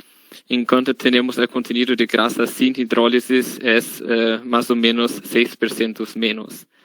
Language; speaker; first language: Spanish; non-native, learner; German